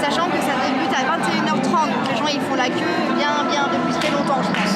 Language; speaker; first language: French; native; French